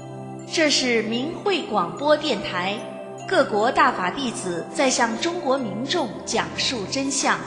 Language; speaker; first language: Chinese; native; Chinese